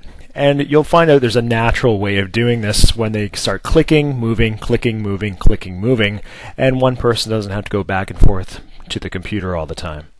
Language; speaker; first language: English; native; English